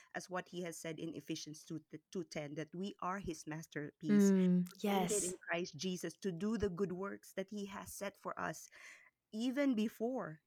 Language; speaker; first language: English; non-native, local second language; Cebuano